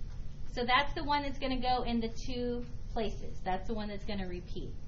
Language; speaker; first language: English; native; English